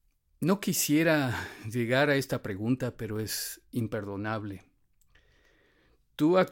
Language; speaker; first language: Spanish; native; Spanish